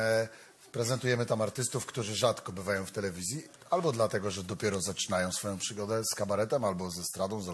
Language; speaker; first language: Polish; native; Polish